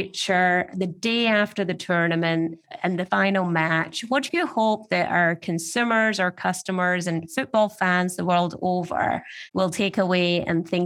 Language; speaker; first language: English; native; English